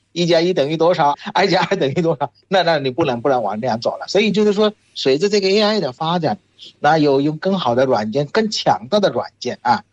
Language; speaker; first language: Chinese; non-native, fluent; Bangla